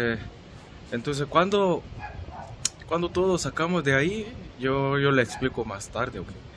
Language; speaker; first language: Spanish; non-native, learner; Korean